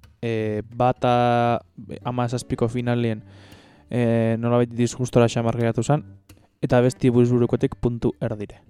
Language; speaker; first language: Basque; native; Basque